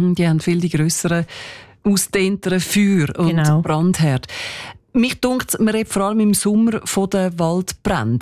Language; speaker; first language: German; native; German